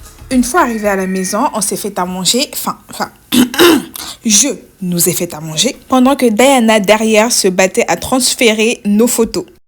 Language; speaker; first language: French; native; French